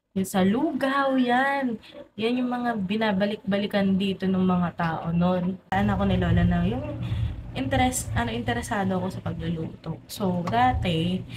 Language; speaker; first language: Filipino; native; Filipino